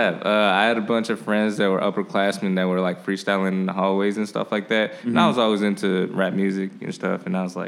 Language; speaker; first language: English; native; English